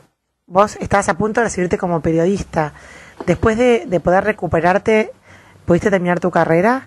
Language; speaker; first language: Spanish; native; Spanish